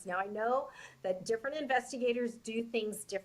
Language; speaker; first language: English; native; English